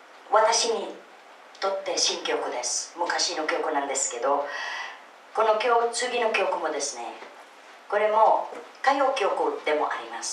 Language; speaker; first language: Japanese; non-native, fluent; Filipino